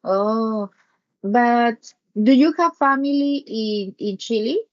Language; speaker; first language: English; non-native, learner; Spanish